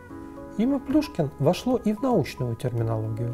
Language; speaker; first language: Russian; native; Russian